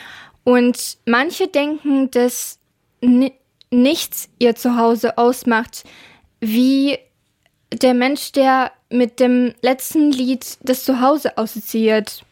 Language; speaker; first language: German; non-native, fluent; Ukrainian